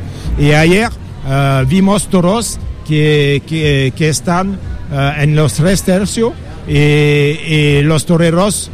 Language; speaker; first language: Spanish; non-native, learner; French